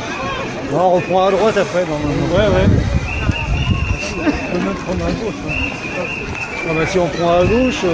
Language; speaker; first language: French; native; French